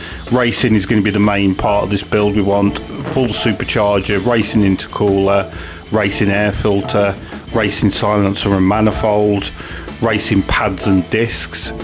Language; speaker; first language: English; native; English